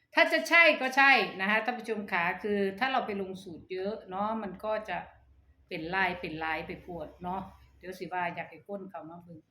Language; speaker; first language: Thai; non-native, local second language; Northeastern Thai